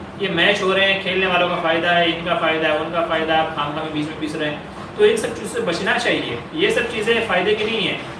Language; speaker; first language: Urdu; native; Urdu